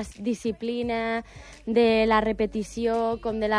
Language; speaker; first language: Catalan; native; Catalan